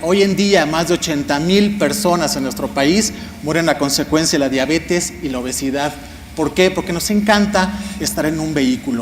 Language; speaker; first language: Spanish; native; Spanish